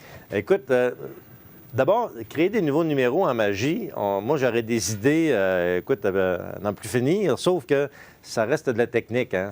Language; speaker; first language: French; native; French